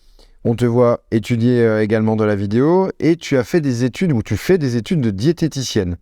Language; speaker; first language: French; native; French